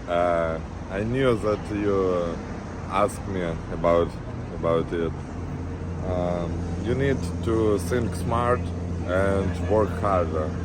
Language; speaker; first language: English; non-native, learner; Ukrainian